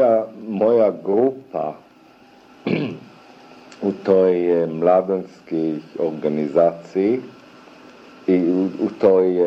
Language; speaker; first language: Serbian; early bilingual, other home language; German